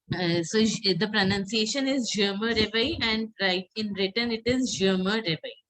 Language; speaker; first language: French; non-native, fluent; Hindi